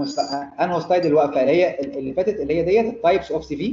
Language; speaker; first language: Arabic; native; Arabic